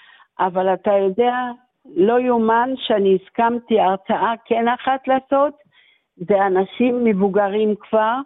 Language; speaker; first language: Hebrew; non-native, fluent; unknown